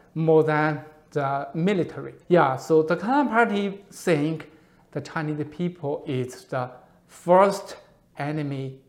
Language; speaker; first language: English; non-native, learner; Chinese